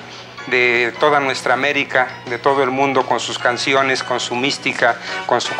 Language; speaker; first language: Spanish; native; Spanish